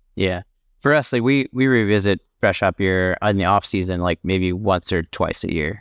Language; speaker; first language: English; native; English